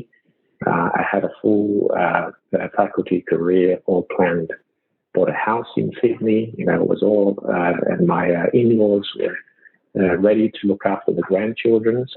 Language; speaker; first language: English; native; English